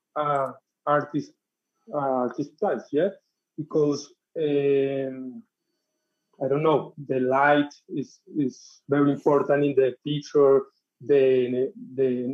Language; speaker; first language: English; non-native, learner; Spanish